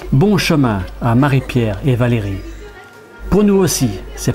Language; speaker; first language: French; native; French